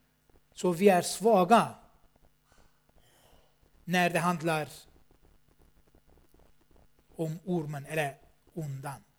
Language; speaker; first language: Swedish; non-native, fluent; Armenian